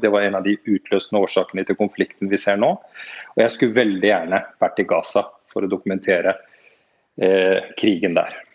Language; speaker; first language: Norwegian; native; Norwegian